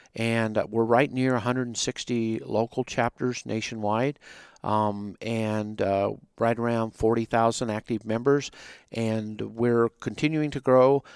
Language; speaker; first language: English; native; English